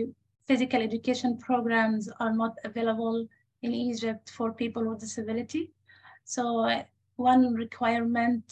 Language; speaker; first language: English; non-native, fluent; Arabic